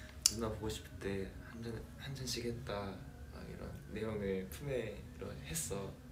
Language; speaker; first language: Korean; early bilingual, heritage; Korean